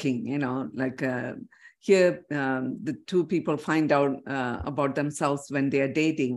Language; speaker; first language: English; non-native, local second language; Tamil